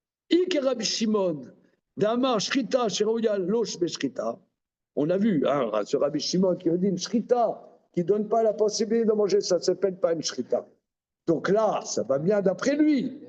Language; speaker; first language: French; native; French